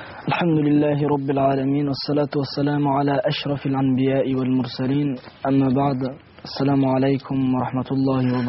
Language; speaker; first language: Arabic; non-native, learner; Tajik